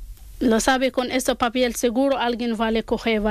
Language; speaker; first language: Spanish; non-native, learner; Arabic